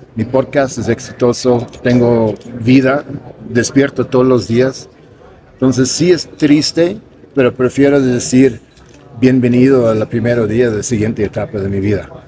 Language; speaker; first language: Spanish; non-native, fluent; English